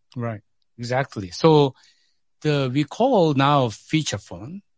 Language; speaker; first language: English; non-native, fluent; Korean